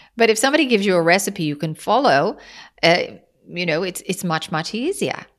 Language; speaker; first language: English; native; English